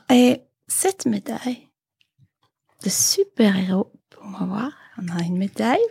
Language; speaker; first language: Swedish; early bilingual, other home language; French